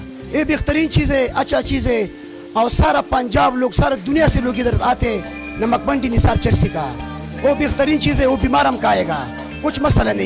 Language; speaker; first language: Hindi; non-native, local second language; Pashto